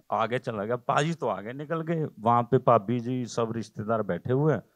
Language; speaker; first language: Hindi; non-native, local second language; Punjabi